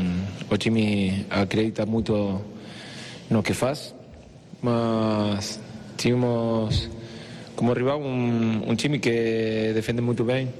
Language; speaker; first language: Portuguese; non-native, fluent; Spanish